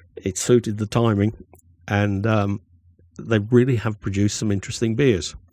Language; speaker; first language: English; native; English